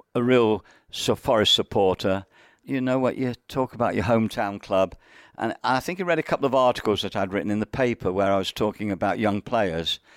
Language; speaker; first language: English; native; English